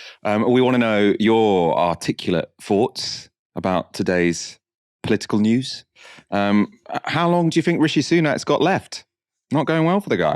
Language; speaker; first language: English; native; English